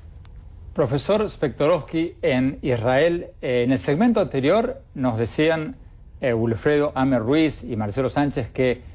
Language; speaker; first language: Spanish; native; Spanish